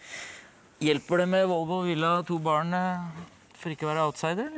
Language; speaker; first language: Norwegian; native; Norwegian